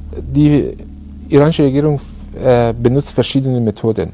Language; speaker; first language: German; non-native, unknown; Persian